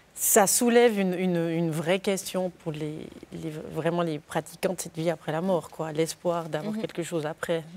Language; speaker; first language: French; native; French